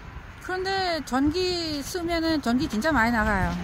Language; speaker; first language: Korean; non-native, learner; Vietnamese